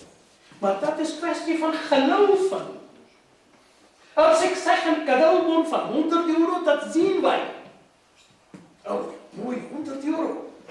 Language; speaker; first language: Dutch; non-native, fluent; Urdu